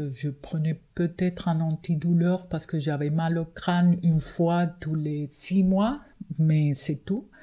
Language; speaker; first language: French; non-native, fluent; Spanish